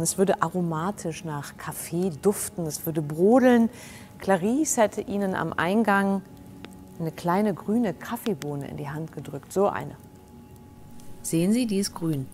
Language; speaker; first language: German; native; German